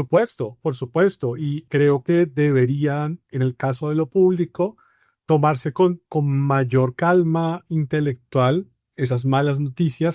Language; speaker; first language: Spanish; native; Spanish